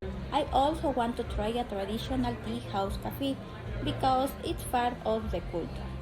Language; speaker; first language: English; non-native, learner; Spanish